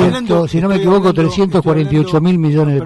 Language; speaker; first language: Spanish; native; Spanish